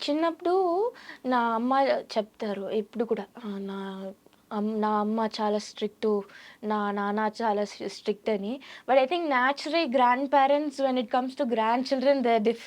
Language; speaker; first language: Telugu; non-native, learner; Tamil